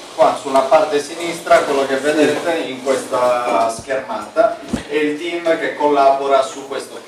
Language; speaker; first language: Italian; native; Italian